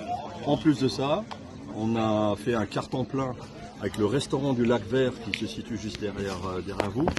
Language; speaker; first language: French; native; French